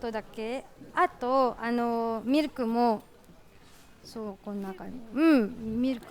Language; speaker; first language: Japanese; non-native, learner; English